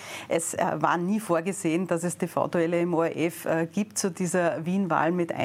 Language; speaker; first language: German; native; German